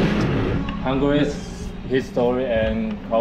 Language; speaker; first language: English; non-native, learner; Chinese